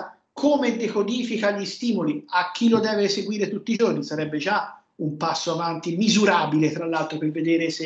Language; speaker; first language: Italian; native; Italian